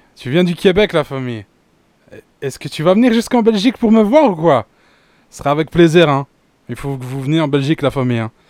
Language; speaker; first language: French; native; French